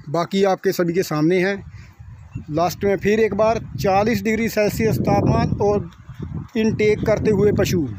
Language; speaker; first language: Hindi; non-native, local second language; Punjabi